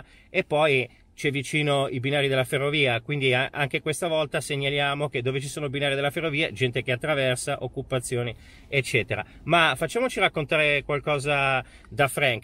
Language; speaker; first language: Italian; native; Italian